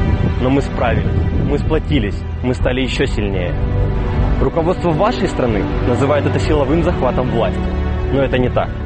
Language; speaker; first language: Russian; native; Russian